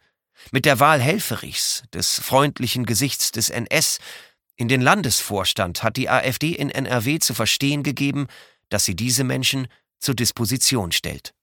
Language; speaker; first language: German; native; German